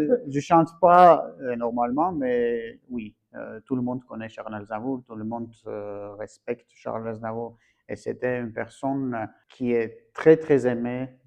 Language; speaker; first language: French; non-native, fluent; Armenian